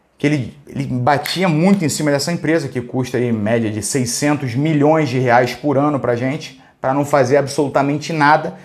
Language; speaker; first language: Portuguese; native; Portuguese